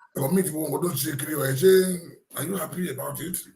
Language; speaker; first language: English; non-native, local second language; Yoruba